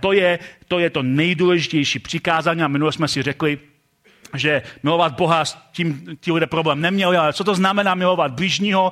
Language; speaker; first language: Czech; native; Czech